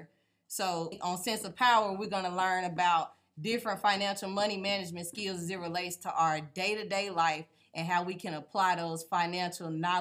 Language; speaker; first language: English; native; English